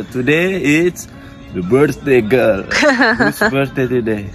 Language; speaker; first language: English; non-native, learner; Indonesian